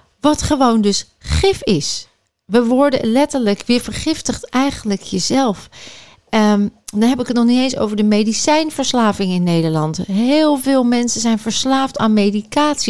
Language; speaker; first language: Dutch; native; Dutch